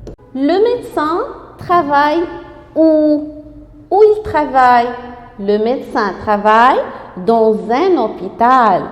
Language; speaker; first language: French; non-native, fluent; Arabic